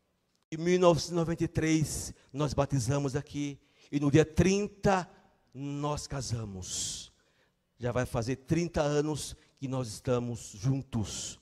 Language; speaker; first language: Portuguese; native; Portuguese